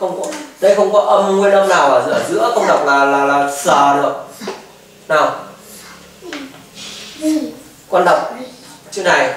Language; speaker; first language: Vietnamese; native; Vietnamese